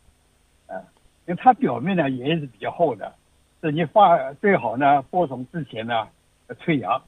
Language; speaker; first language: Chinese; native; Chinese